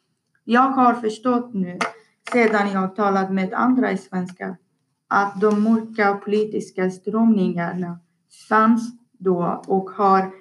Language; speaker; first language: Swedish; non-native, learner; Persian